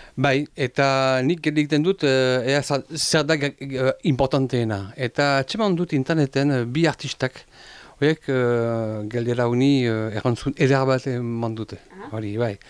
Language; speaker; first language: Basque; non-native, local second language; French